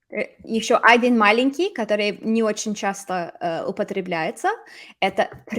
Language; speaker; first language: Russian; non-native, fluent; English